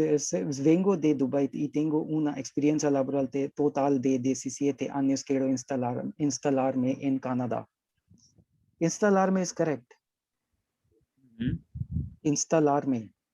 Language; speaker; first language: Spanish; non-native, learner; Hindi